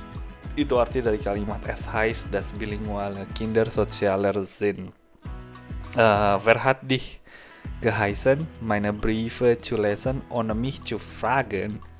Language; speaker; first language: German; non-native, fluent; Indonesian